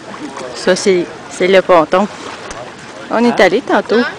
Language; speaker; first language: French; native; French